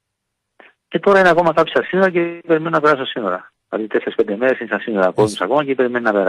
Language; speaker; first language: Greek; native; Greek